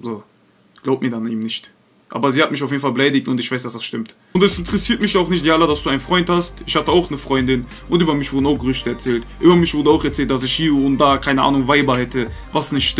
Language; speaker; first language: German; early bilingual, other home language; Turkish